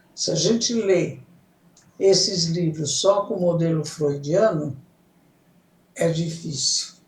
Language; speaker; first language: Portuguese; early bilingual, other home language; Italian